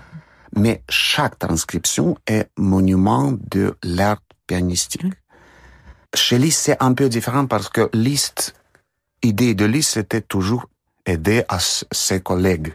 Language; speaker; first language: French; non-native, fluent; Russian